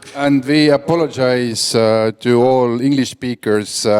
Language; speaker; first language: English; non-native, fluent; Estonian